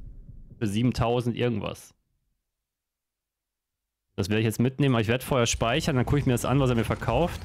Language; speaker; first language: German; native; German